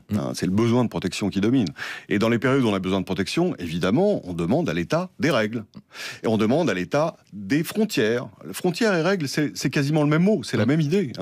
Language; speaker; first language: French; native; French